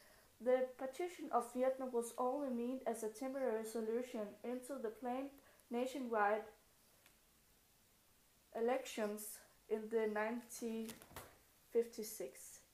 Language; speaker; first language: English; non-native, learner; Danish